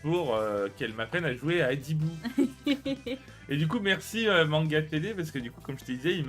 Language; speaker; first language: French; native; French